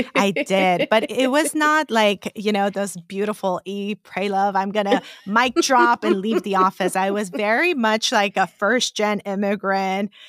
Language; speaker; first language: English; non-native, fluent; Korean